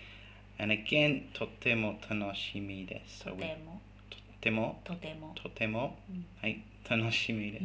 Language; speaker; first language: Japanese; non-native, fluent; English